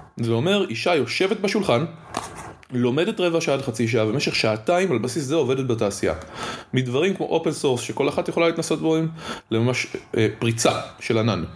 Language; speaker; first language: Hebrew; native; Hebrew